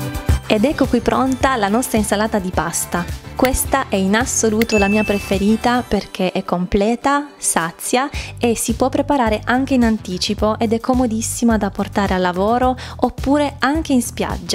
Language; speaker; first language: Italian; native; Italian